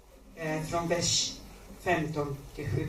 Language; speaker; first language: Swedish; non-native, learner; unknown